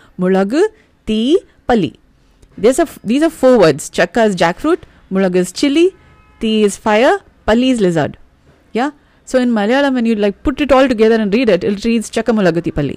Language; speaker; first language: English; non-native, local second language; Malayalam